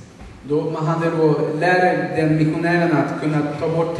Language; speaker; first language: Swedish; non-native, learner; Spanish